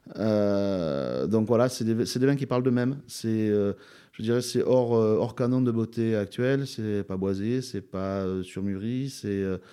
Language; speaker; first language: French; native; French